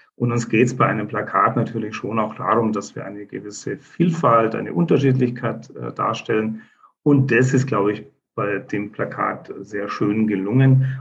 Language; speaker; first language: German; native; German